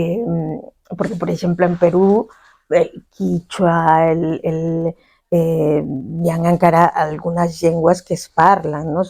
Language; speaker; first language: Catalan; non-native, fluent; Spanish